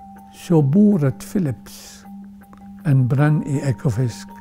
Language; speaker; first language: Norwegian; non-native, fluent; Arabic